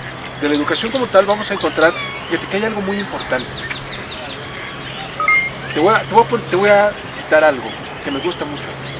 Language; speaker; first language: Spanish; native; Spanish